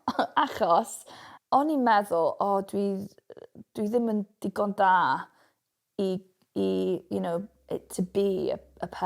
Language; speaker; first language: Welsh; non-native, local second language; English